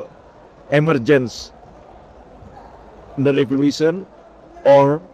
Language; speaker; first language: English; non-native, learner; Indonesian